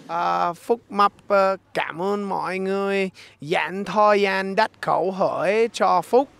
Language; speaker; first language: Vietnamese; non-native, learner; English